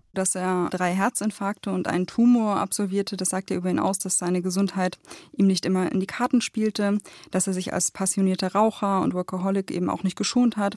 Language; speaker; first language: German; native; German